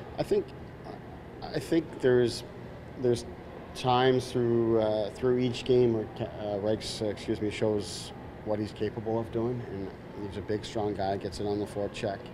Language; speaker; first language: English; native; English